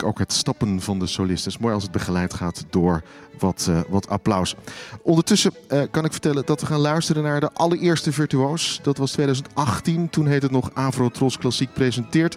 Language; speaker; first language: Dutch; native; Dutch